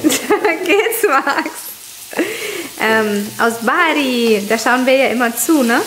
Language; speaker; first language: German; native; German